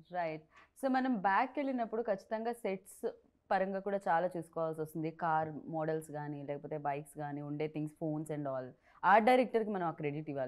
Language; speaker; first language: Telugu; native; Telugu